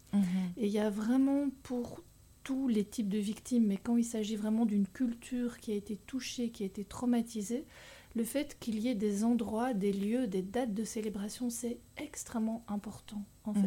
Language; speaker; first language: French; native; French